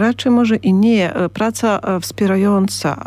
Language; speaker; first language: Polish; non-native, fluent; Ukrainian